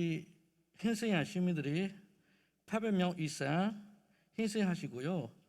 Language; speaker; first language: Korean; non-native, learner; Burmese